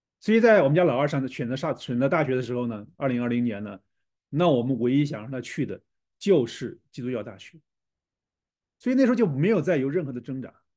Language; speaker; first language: Chinese; native; Chinese